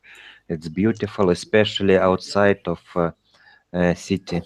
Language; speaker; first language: English; non-native, learner; Russian